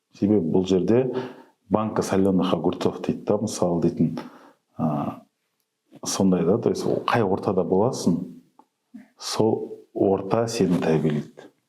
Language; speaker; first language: Kazakh; native; Kazakh